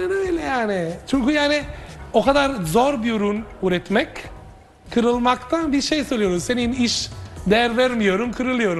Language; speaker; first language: Turkish; non-native, fluent; Italian